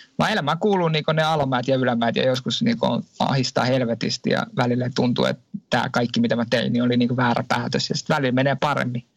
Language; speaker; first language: Finnish; native; Finnish